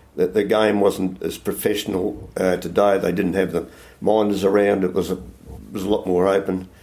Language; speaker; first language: English; native; English